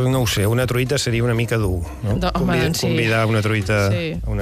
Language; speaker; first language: Catalan; native; Catalan